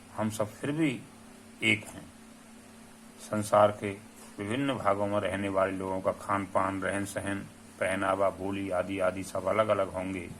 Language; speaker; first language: Hindi; native; Hindi